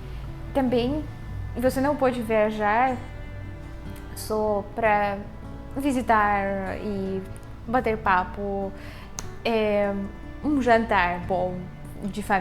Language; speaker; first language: Portuguese; non-native, fluent; Russian